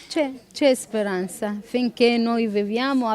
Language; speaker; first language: Italian; non-native, fluent; Arabic